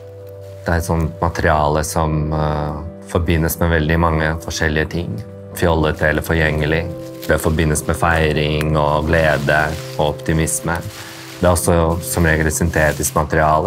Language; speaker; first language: Norwegian; early bilingual, other home language; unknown